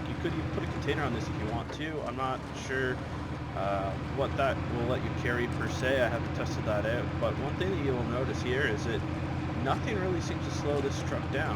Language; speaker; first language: English; native; English